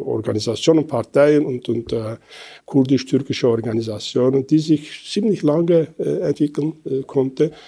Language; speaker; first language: German; non-native, fluent; Kurdish